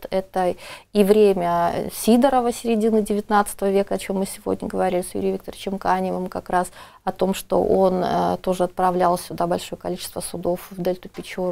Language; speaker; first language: Russian; native; Russian